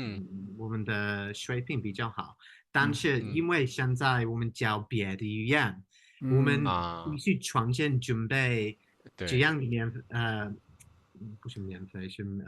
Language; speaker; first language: Chinese; non-native, fluent; English